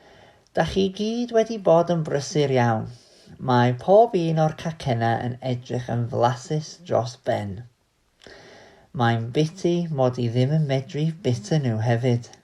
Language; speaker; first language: Welsh; native; Welsh